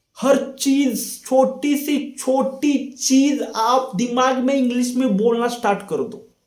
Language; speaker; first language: Hindi; non-native, local second language; Marathi